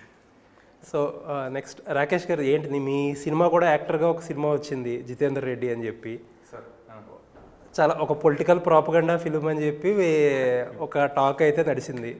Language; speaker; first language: Telugu; native; Telugu